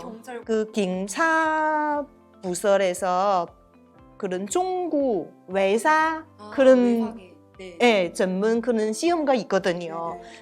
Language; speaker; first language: Korean; non-native, learner; Chinese